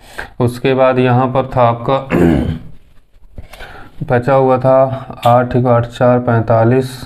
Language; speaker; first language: Hindi; native; Hindi